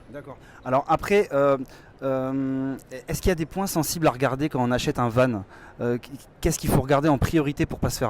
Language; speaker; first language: French; native; French